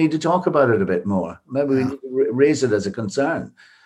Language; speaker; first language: English; native; English